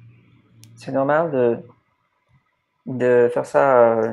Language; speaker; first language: French; non-native, fluent; English